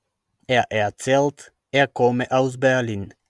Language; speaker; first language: German; non-native, fluent; Macedonian